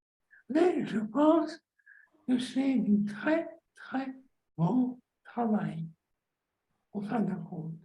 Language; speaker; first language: French; non-native, fluent; Greek